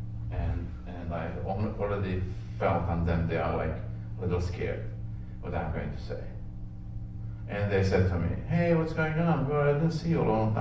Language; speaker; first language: English; non-native, fluent; Serbian